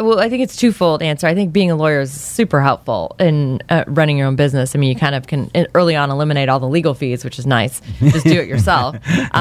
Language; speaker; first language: English; native; English